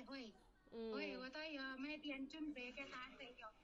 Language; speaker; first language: Chinese; non-native, learner; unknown